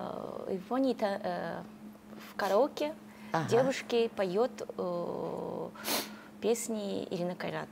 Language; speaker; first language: Russian; non-native, learner; Japanese